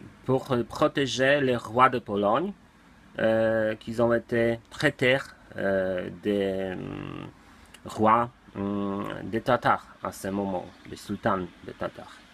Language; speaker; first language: French; non-native, learner; Polish